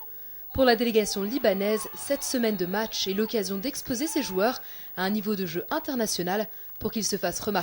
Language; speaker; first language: French; non-native, local second language; Arabic